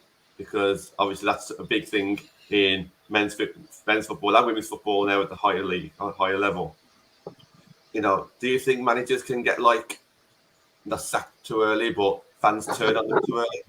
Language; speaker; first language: English; native; English